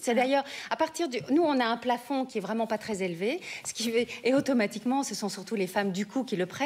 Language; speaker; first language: French; native; French